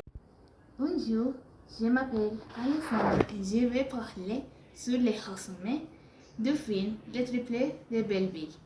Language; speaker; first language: French; non-native, learner; Spanish